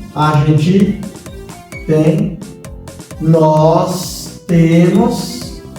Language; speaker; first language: Portuguese; non-native, learner; Haitian Creole